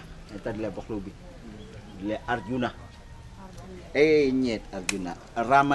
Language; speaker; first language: Russian; non-native, learner; Indonesian